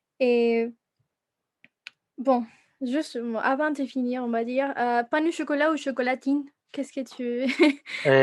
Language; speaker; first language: French; non-native, fluent; Spanish